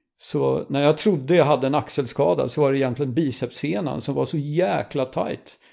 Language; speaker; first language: Swedish; native; Swedish